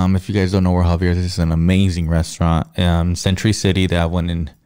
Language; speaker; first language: English; early bilingual, other home language; Spanish